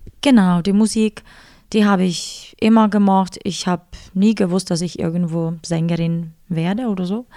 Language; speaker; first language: German; non-native, fluent; Czech